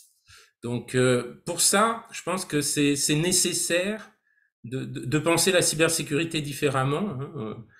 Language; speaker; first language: French; native; French